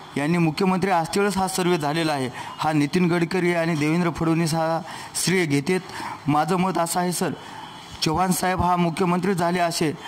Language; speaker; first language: Marathi; native; Marathi